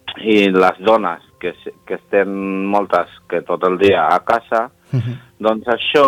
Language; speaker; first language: Catalan; non-native, learner; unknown